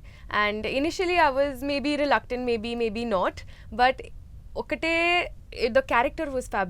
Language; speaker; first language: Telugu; non-native, learner; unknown